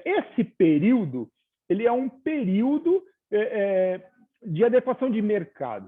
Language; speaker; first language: Portuguese; native; Portuguese